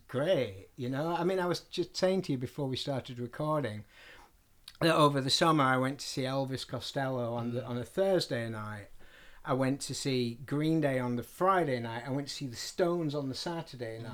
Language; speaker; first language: English; native; English